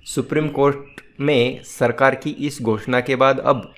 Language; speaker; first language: Hindi; non-native, local second language; Marathi